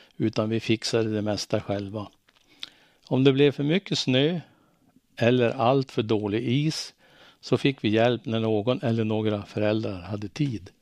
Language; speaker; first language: Swedish; native; Swedish